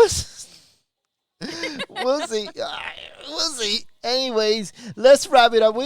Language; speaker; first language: English; native; English